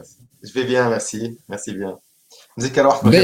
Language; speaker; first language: French; non-native, local second language; Arabic